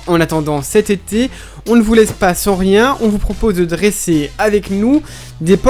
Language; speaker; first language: French; native; French